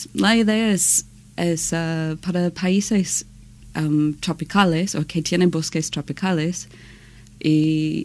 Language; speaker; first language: Spanish; non-native, learner; English